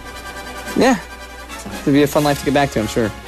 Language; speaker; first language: English; native; English